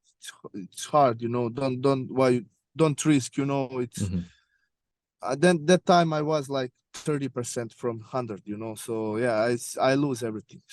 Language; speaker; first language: English; non-native, learner; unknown